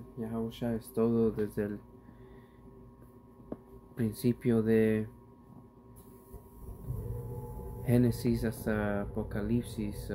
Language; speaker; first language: Spanish; early bilingual, heritage; Spanish